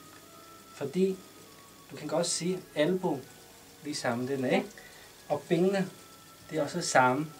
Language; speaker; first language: Danish; non-native, learner; Chinese